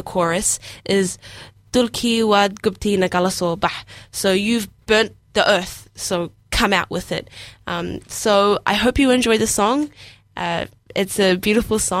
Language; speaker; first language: English; non-native, local second language; Somali